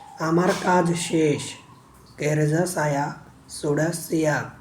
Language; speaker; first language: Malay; non-native, learner; Bangla